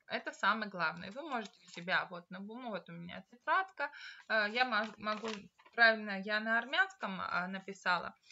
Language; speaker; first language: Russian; non-native, local second language; Armenian